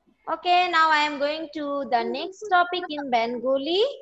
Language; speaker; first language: English; non-native, local second language; Bangla